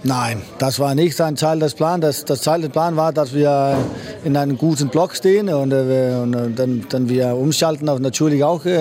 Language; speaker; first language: German; non-native, fluent; Danish